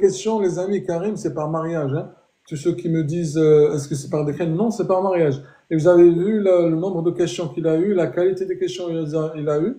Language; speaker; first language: French; native; French